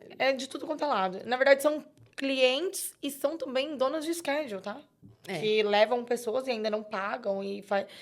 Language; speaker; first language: Portuguese; native; Portuguese